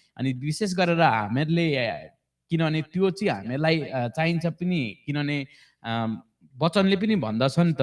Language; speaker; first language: Nepali; native; Nepali